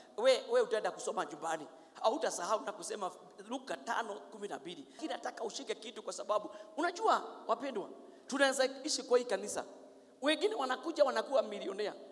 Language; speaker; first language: Swahili; non-native, local second language; Kikuyu